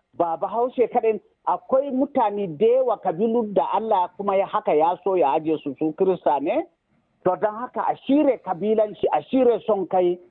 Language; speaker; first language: Hausa; non-native, local second language; Fula